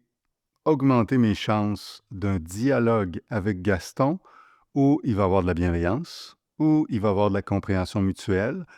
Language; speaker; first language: French; native; French